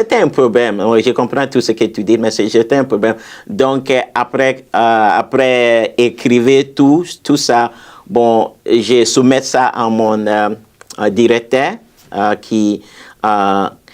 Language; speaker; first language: French; non-native, fluent; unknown